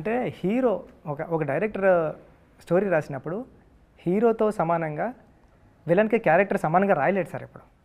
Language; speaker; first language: Telugu; native; Telugu